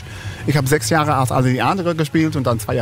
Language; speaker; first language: German; non-native, fluent; English